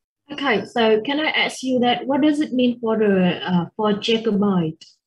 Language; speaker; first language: English; non-native, fluent; Vietnamese